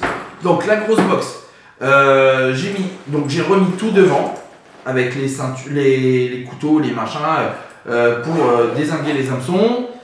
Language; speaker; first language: French; native; French